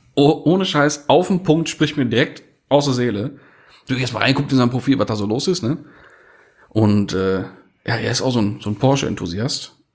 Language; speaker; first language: German; native; German